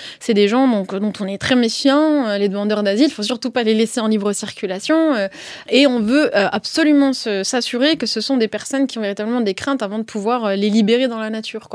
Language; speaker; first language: French; early bilingual, other home language; Arabic